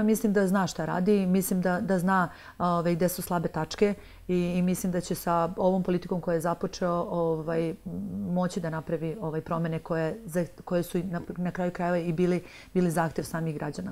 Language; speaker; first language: Serbian; native; Serbian